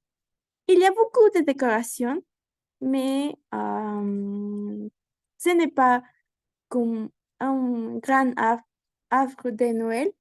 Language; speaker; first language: French; non-native, learner; Spanish